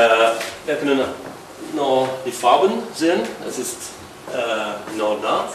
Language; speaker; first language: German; non-native, learner; French